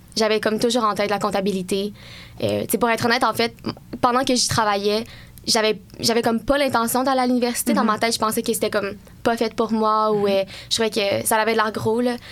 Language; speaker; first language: French; native; French